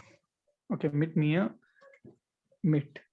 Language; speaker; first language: German; non-native, learner; Hindi